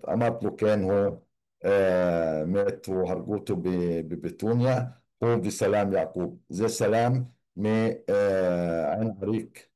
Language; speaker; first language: Hebrew; non-native, local second language; Arabic